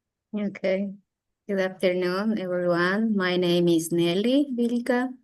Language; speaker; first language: English; non-native, learner; Spanish